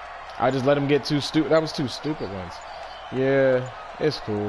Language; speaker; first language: English; native; English